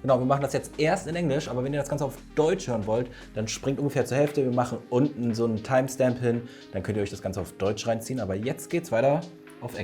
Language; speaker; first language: German; native; German